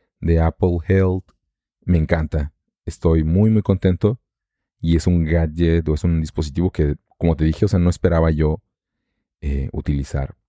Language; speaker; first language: Spanish; native; Spanish